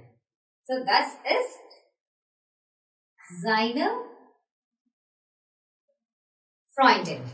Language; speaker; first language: German; non-native, fluent; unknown